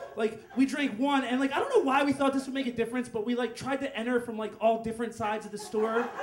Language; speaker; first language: English; native; English